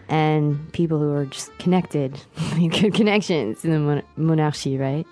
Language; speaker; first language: English; native; English